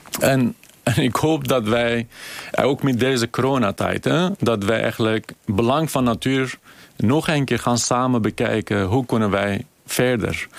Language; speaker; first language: Dutch; non-native, fluent; Kurdish